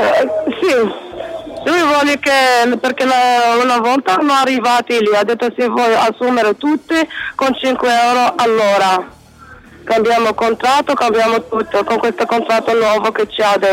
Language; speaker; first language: Italian; non-native, learner; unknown